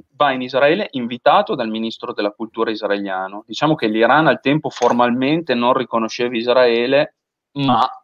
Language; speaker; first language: Italian; native; Italian